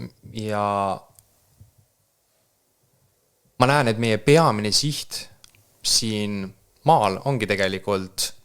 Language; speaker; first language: Estonian; native; Estonian